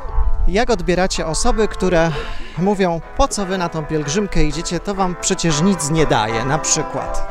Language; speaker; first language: Polish; native; Polish